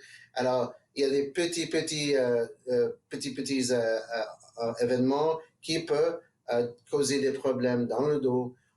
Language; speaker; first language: French; non-native, local second language; English